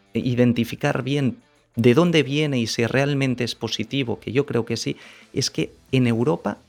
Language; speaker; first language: Spanish; native; Spanish